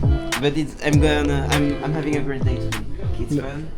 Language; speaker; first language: English; non-native, fluent; French